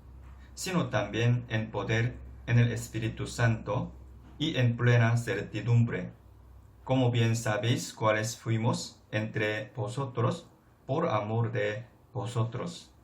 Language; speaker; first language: Spanish; non-native, fluent; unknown